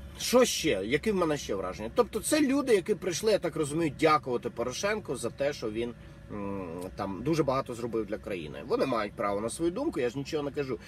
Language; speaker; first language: Ukrainian; non-native, local second language; Russian